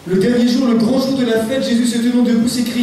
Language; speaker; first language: French; native; French